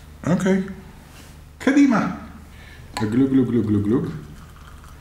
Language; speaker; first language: Hebrew; native; Hebrew